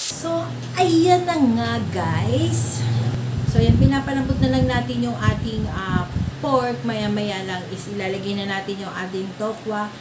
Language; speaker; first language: Filipino; native; Filipino